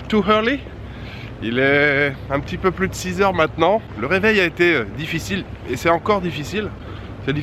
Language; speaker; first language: French; native; French